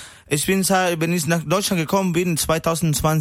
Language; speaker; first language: German; non-native, learner; Spanish